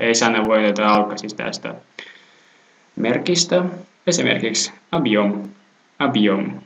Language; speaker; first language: Finnish; non-native, fluent; Russian